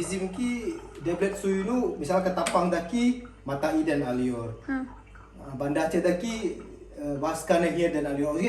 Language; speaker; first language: Turkish; non-native, learner; Indonesian